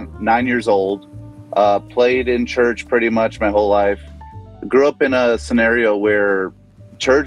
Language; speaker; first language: English; native; English